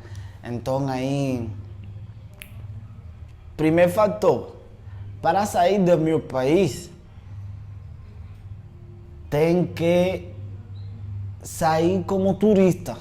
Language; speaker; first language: Portuguese; non-native, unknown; Spanish